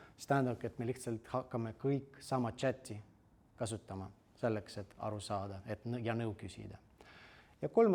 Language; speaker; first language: Estonian; non-native, fluent; Russian